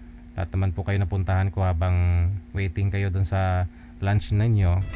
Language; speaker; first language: Filipino; native; Filipino